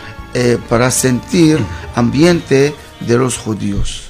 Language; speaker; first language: Spanish; non-native, learner; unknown